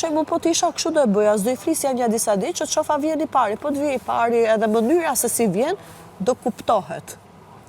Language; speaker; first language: Albanian; native; Albanian